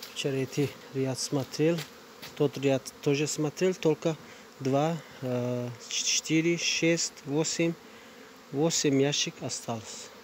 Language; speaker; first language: Russian; non-native, learner; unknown